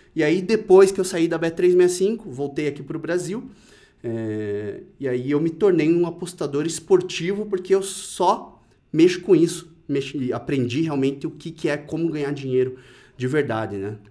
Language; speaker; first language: Portuguese; native; Portuguese